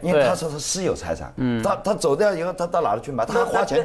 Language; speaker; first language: Chinese; native; Chinese